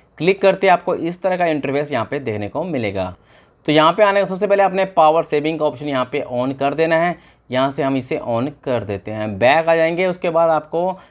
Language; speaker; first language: Hindi; native; Hindi